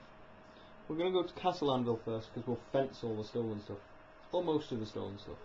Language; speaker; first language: English; native; English